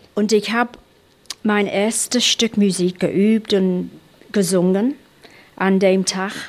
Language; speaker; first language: German; non-native, fluent; English